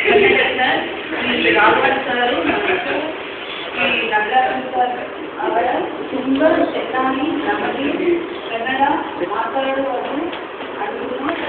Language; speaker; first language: Kannada; non-native, learner; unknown